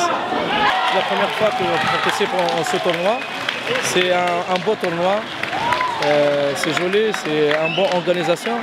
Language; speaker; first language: French; non-native, learner; Arabic